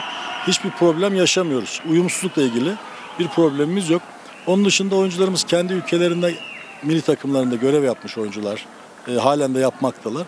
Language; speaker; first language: Turkish; native; Turkish